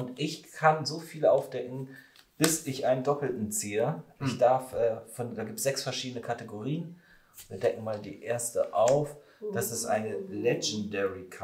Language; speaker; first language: German; native; German